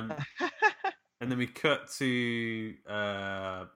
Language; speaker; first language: English; native; English